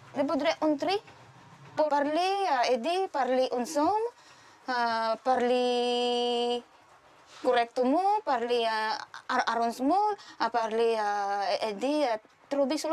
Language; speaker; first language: French; non-native, learner; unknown